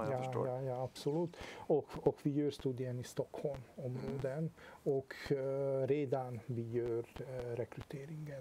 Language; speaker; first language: Swedish; non-native, fluent; Hungarian